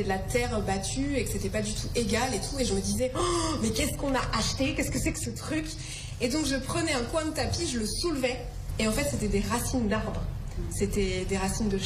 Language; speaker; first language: French; native; French